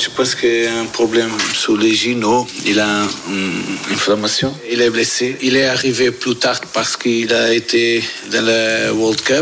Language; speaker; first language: French; non-native, learner; Portuguese